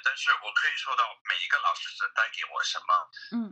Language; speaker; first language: Chinese; non-native, fluent; English